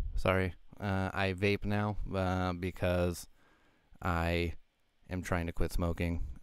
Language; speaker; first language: English; native; English